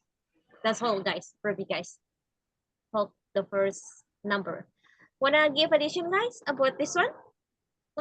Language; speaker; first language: English; non-native, learner; Indonesian